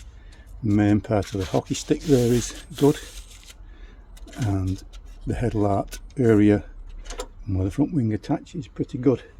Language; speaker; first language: English; native; English